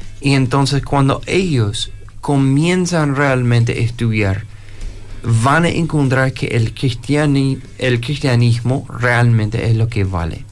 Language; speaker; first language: Spanish; non-native, fluent; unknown